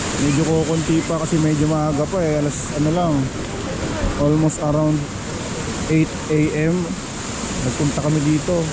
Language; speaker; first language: Filipino; native; Filipino